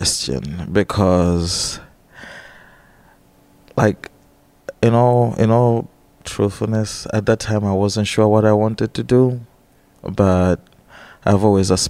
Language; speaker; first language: English; non-native, local second language; Nyanja